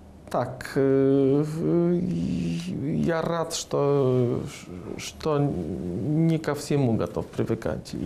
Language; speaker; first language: Russian; non-native, fluent; Polish